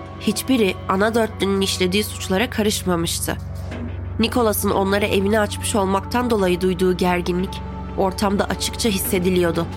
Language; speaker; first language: Turkish; native; Turkish